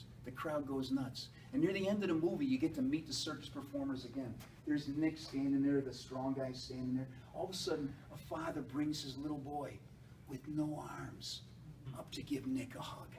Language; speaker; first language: English; native; English